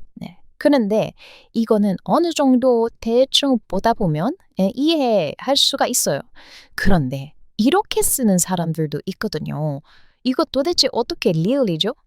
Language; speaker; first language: Korean; non-native, fluent; English